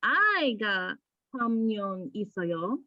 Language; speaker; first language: Korean; non-native, learner; English